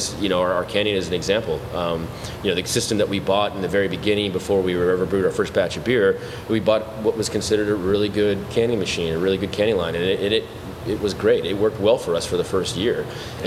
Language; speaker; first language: English; native; English